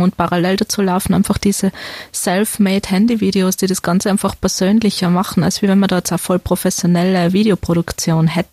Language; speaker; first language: German; native; German